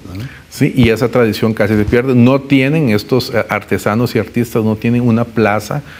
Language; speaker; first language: Spanish; native; Spanish